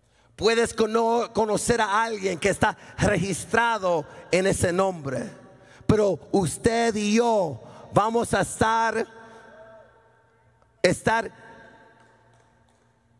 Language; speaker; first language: Spanish; early bilingual, heritage; Spanish